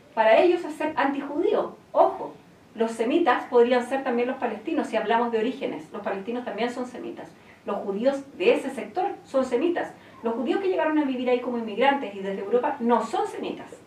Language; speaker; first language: Spanish; native; Spanish